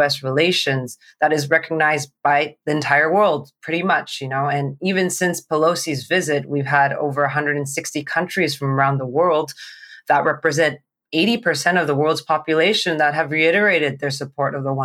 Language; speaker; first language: English; non-native, local second language; Cantonese